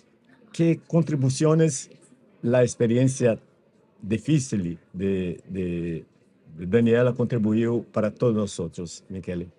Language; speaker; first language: Spanish; non-native, fluent; Portuguese